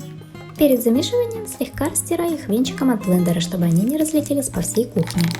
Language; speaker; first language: Russian; native; Russian